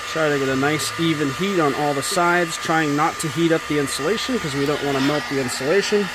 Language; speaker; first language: English; native; English